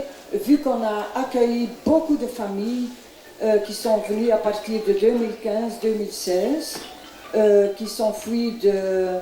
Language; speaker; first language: French; non-native, local second language; Dutch